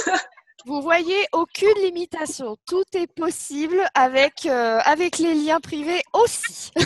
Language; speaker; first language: French; native; French